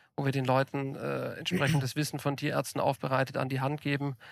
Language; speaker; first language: German; native; German